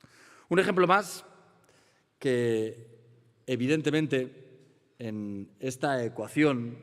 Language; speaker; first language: Spanish; native; Spanish